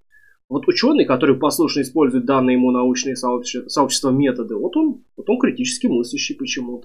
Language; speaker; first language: Russian; native; Russian